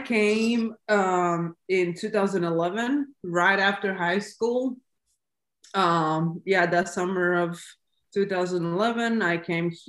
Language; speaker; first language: English; non-native, fluent; Latvian